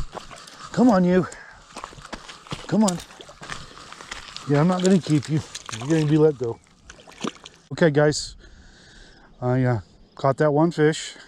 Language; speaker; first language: English; native; English